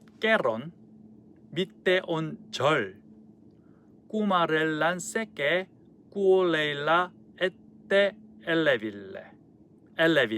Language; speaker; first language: Finnish; non-native, learner; Korean